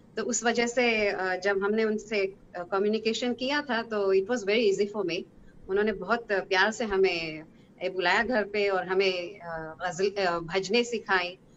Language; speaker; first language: Hindi; non-native, fluent; Hebrew